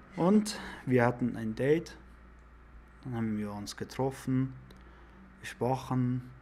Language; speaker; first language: German; non-native, learner; Persian